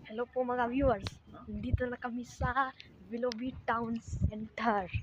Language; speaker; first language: Filipino; non-native, learner; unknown